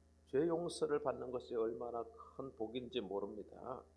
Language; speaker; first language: Korean; native; Korean